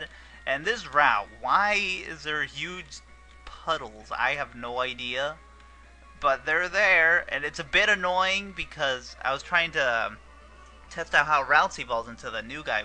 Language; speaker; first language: English; native; English